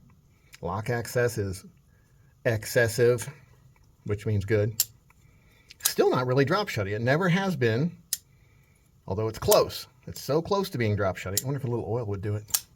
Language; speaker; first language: English; native; English